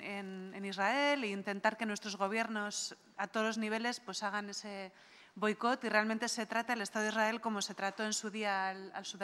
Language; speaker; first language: Spanish; native; Spanish